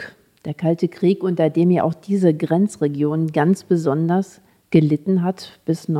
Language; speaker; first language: German; native; German